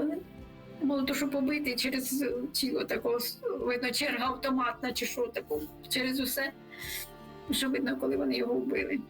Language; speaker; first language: Ukrainian; native; Ukrainian